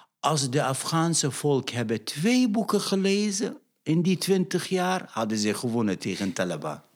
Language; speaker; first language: Dutch; non-native, fluent; Arabic